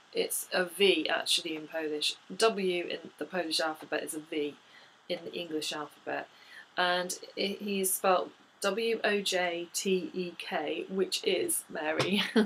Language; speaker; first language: English; native; English